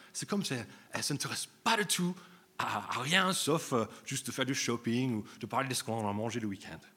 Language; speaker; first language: French; non-native, fluent; English